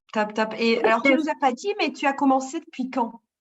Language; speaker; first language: French; native; French